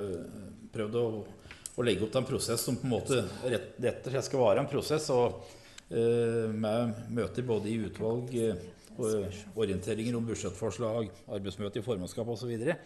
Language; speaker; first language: Norwegian; native; Norwegian